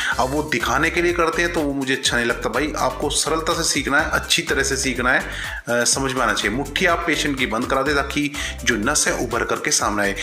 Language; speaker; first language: Hindi; native; Hindi